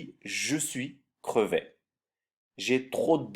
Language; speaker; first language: French; non-native, fluent; Turkish